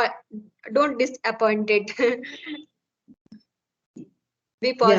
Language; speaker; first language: English; non-native, learner; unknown